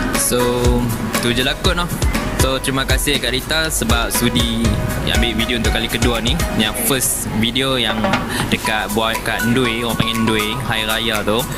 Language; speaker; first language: Malay; native; Malay